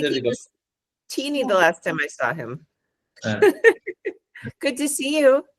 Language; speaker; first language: English; non-native, fluent; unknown